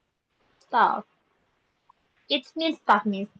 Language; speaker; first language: English; non-native, learner; Indonesian